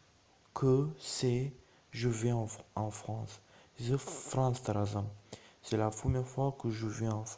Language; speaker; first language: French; non-native, learner; Pashto